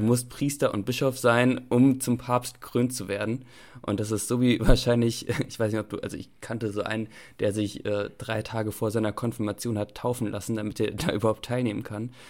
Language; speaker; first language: German; native; German